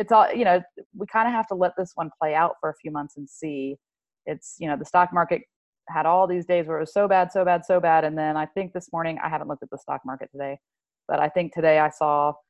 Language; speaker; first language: English; early bilingual, other home language; French